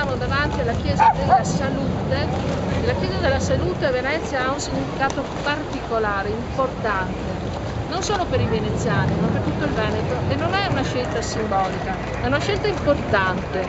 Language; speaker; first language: Italian; native; Italian